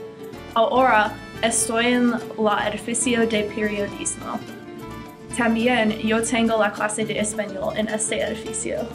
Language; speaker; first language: Spanish; non-native, learner; English